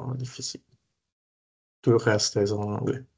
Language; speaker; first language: French; non-native, fluent; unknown